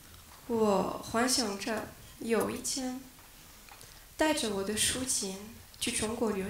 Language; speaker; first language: Chinese; non-native, learner; French